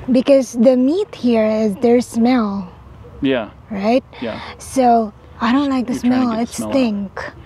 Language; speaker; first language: English; non-native, local second language; Cebuano